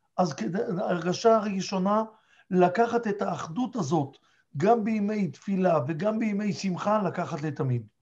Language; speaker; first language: Hebrew; native; Hebrew